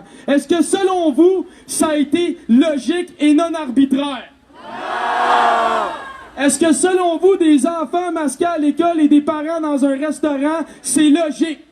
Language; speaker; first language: French; native; French